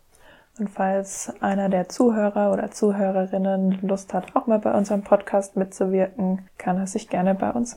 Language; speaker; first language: German; native; German